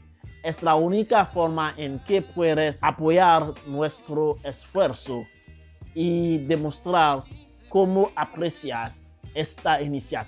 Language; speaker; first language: Spanish; non-native, fluent; Haitian Creole